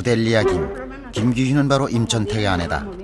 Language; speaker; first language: Korean; native; Korean